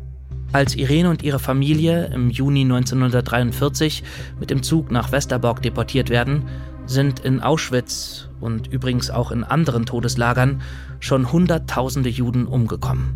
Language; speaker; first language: German; native; German